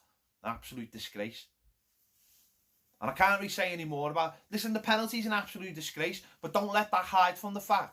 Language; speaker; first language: English; native; English